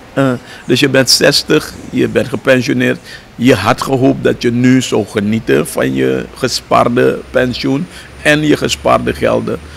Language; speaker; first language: Dutch; native; Dutch